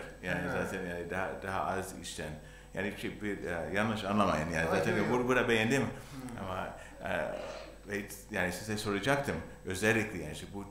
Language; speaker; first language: Turkish; non-native, learner; English